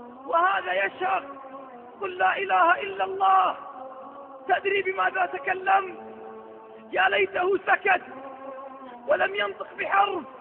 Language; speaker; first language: Arabic; native; Arabic